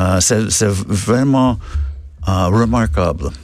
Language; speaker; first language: French; non-native, learner; English